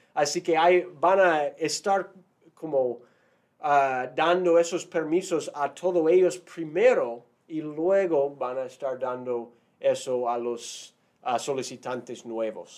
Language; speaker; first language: Spanish; non-native, fluent; English